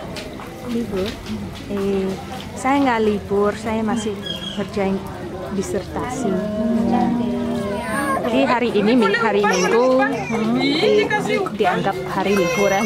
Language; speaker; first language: Indonesian; non-native, fluent; English